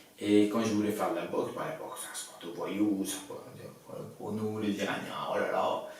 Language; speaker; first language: French; early bilingual, other home language; Persian